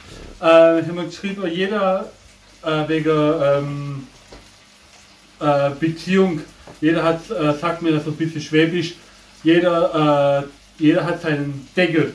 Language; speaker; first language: German; non-native, fluent; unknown